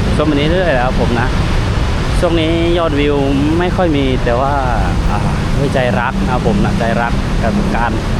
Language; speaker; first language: Thai; non-native, fluent; Lao